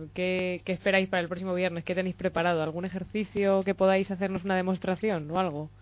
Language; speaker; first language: Spanish; native; Spanish